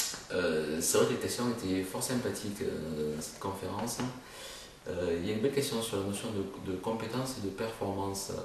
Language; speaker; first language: French; native; French